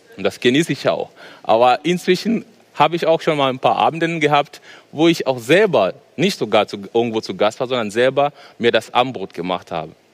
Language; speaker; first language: German; non-native, fluent; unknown